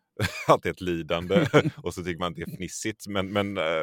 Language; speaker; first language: Swedish; native; Swedish